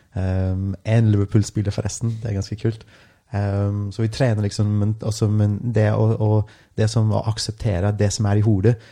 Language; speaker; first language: Norwegian; non-native, fluent; English